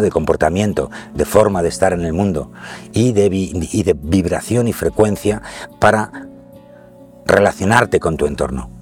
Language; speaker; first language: Spanish; native; Spanish